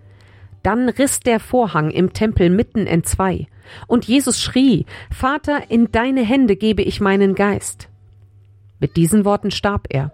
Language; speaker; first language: German; native; German